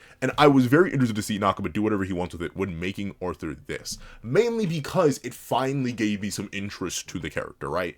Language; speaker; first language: English; native; English